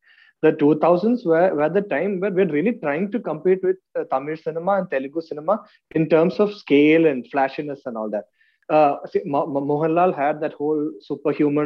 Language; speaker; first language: English; non-native, local second language; Malayalam